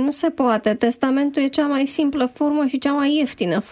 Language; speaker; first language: Romanian; native; Romanian